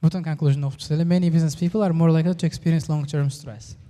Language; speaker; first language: English; non-native, fluent; Uzbek